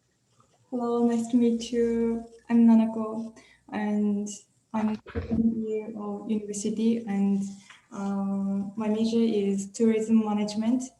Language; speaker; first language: English; non-native, learner; Japanese